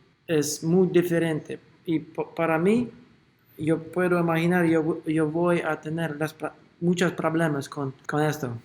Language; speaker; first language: Spanish; non-native, learner; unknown